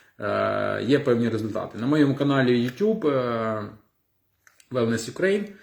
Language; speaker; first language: Ukrainian; non-native, local second language; Russian